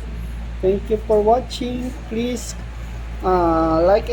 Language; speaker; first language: English; non-native, local second language; Filipino